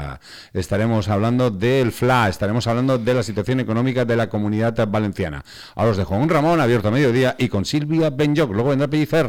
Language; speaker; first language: Spanish; native; Spanish